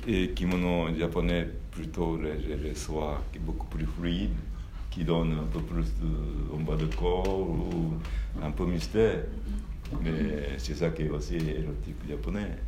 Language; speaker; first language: French; non-native, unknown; Japanese